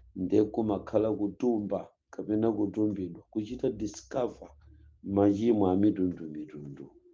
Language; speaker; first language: Nyanja; native; Nyanja